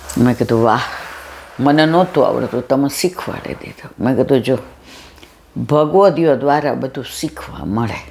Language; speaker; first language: Gujarati; native; Gujarati